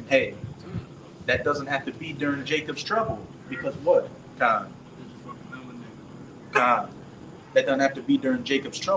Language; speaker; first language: English; native; English